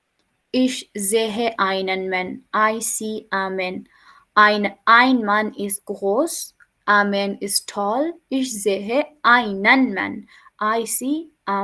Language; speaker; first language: German; non-native, learner; Hindi